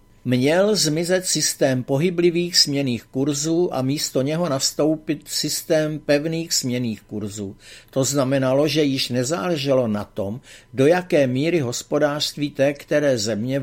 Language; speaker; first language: Czech; native; Czech